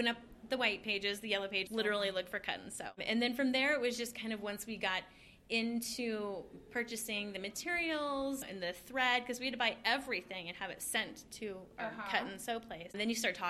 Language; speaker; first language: English; native; English